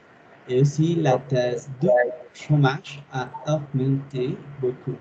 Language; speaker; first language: French; non-native, learner; Spanish